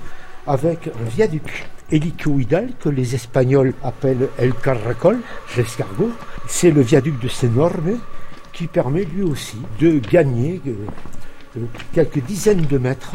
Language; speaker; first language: French; native; French